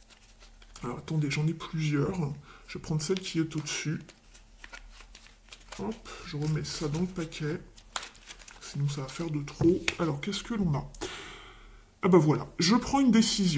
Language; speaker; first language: French; native; French